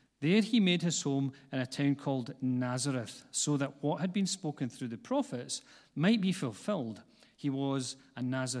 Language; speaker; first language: English; native; English